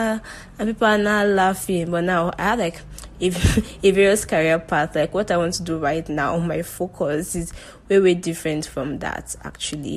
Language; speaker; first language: English; non-native, local second language; Yoruba